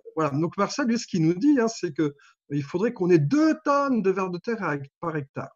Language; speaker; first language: French; native; French